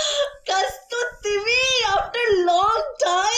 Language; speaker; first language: Nepali; non-native, learner; Urdu